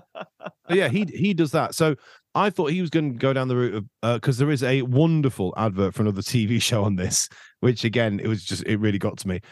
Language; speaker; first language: English; native; English